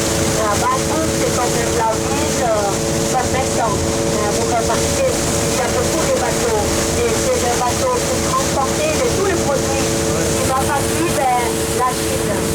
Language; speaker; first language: French; non-native, learner; Thai